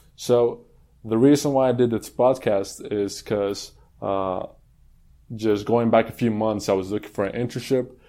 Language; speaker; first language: English; non-native, fluent; Spanish